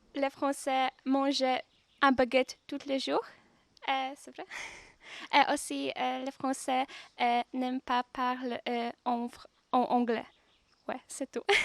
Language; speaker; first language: French; non-native, learner; Polish